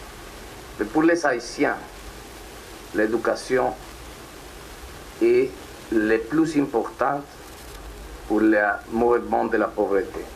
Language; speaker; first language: French; non-native, learner; Spanish